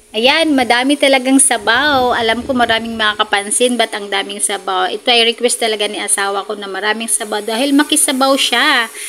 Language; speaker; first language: Filipino; non-native, local second language; Cebuano